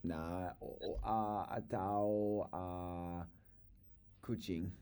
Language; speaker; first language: Indonesian; non-native, learner; English